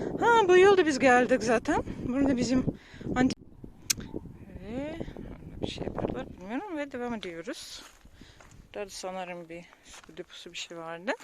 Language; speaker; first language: Turkish; non-native, learner; Russian